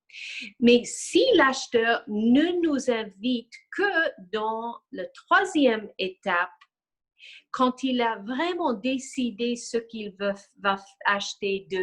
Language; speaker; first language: French; non-native, fluent; English